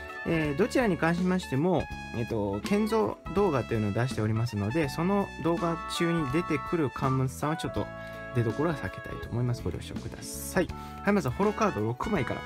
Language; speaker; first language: Japanese; native; Japanese